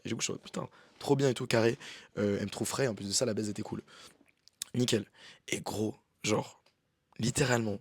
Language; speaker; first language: French; native; French